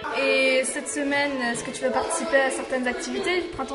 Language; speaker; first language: French; native; French